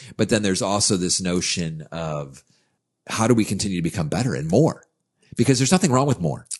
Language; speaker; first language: English; native; English